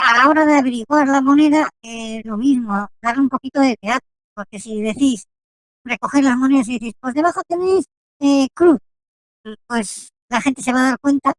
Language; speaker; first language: Spanish; native; Spanish